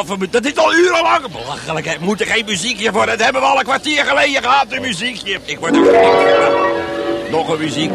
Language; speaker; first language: Dutch; native; Dutch